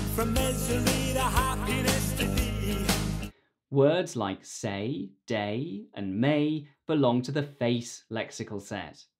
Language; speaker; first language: English; native; English